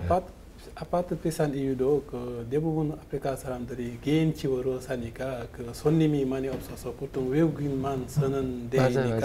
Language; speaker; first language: Korean; non-native, learner; French